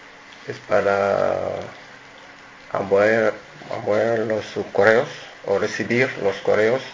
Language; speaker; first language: Spanish; non-native, learner; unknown